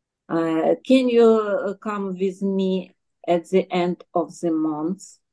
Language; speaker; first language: English; non-native, learner; Russian